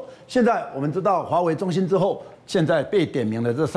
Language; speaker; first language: Chinese; native; Chinese